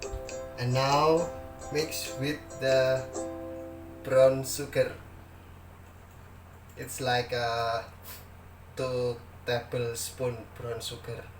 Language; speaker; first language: English; non-native, learner; Indonesian